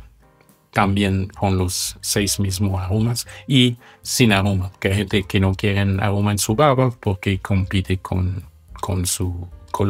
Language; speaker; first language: Spanish; non-native, fluent; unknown